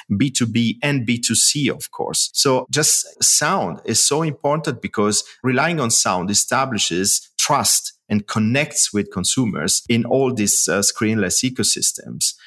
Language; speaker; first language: English; non-native, fluent; Italian